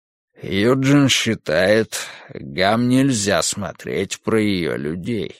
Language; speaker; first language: Russian; native; Russian